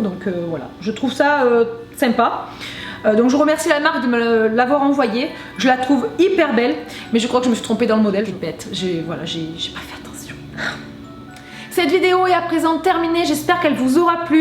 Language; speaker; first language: French; native; French